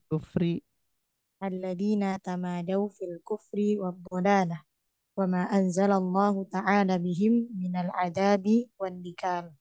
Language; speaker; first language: Arabic; non-native, learner; Indonesian